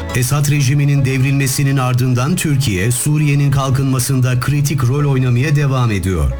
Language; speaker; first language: Turkish; native; Turkish